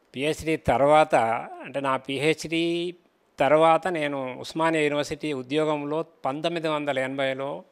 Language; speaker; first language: Telugu; native; Telugu